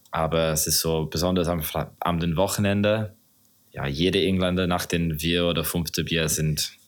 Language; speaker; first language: German; non-native, learner; English